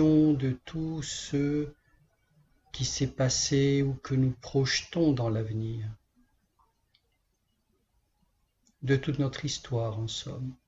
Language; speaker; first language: French; native; French